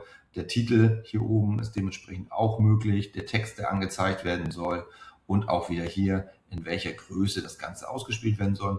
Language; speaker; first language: German; native; German